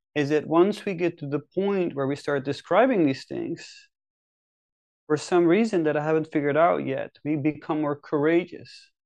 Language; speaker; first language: English; non-native, fluent; Dutch